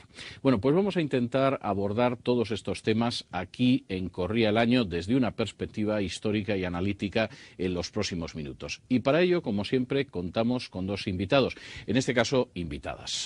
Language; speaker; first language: Spanish; native; Spanish